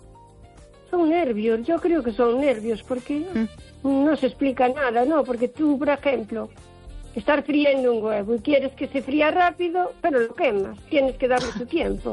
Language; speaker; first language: Spanish; native; Spanish